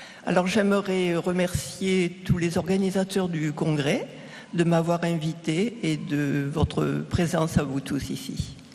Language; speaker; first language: French; native; French